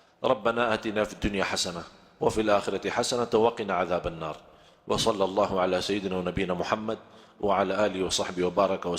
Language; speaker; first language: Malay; non-native, fluent; Arabic